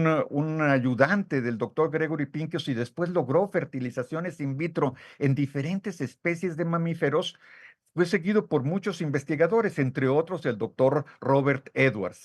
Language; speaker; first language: Spanish; native; Spanish